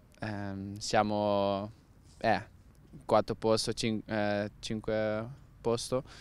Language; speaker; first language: Italian; non-native, learner; Dutch